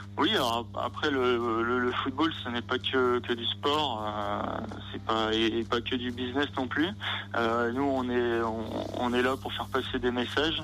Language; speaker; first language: French; native; French